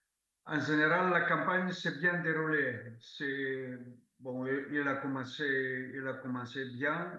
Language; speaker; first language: French; non-native, fluent; Greek